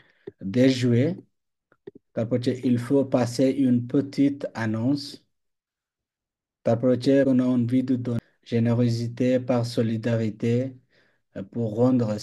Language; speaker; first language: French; non-native, fluent; Bangla